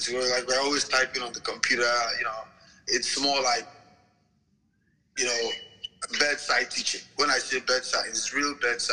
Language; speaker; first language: English; non-native, local second language; Igbo